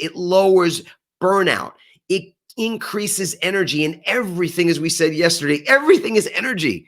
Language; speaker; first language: English; native; English